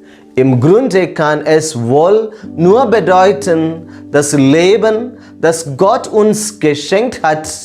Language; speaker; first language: German; non-native, fluent; Malayalam